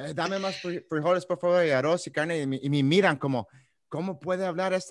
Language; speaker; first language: Spanish; early bilingual, other home language; English